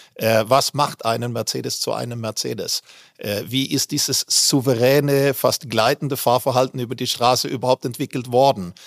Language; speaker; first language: German; non-native, fluent; Swedish